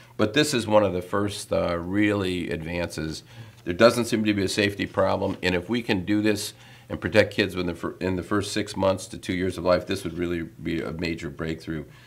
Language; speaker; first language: English; native; English